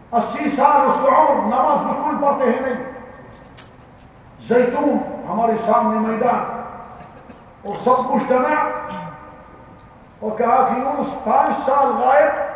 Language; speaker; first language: Urdu; non-native, learner; Arabic